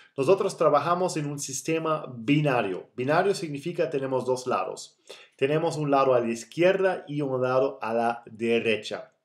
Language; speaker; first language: Spanish; non-native, fluent; German